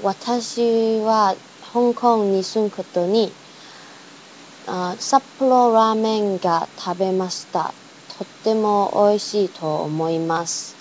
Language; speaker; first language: Japanese; non-native, learner; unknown